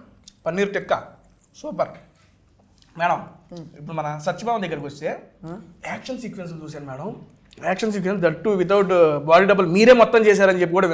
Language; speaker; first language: Telugu; native; Telugu